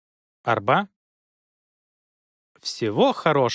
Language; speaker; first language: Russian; non-native, learner; Lithuanian